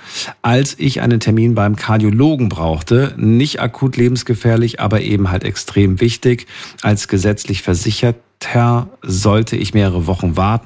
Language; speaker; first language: German; native; German